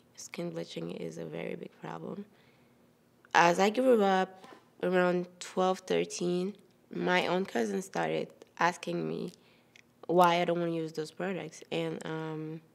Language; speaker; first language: English; non-native, fluent; Wolof